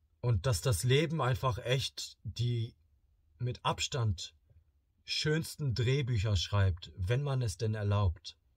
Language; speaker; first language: German; early bilingual, other home language; Bosnian